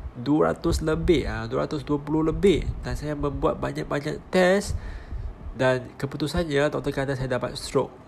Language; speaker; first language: Malay; non-native, local second language; Chinese